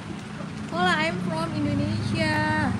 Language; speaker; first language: English; non-native, learner; Indonesian